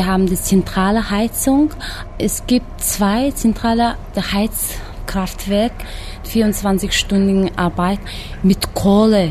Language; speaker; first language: German; non-native, fluent; Mongolian